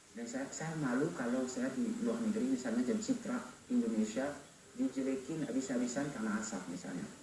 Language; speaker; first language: Indonesian; non-native, fluent; French